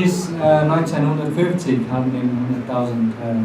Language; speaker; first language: German; non-native, fluent; Portuguese